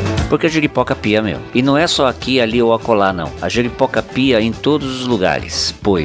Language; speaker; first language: Portuguese; native; Portuguese